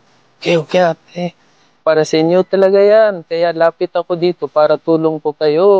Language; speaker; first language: Filipino; non-native, learner; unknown